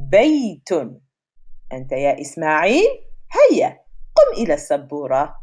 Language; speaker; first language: Arabic; non-native, fluent; French